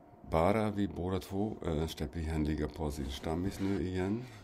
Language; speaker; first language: Swedish; non-native, fluent; German